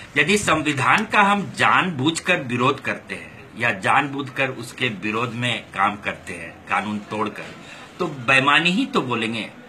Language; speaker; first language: Hindi; non-native, local second language; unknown